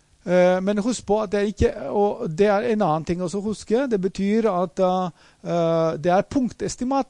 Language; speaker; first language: Norwegian; non-native, fluent; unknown